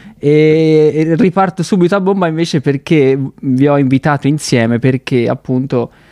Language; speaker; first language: Italian; native; Italian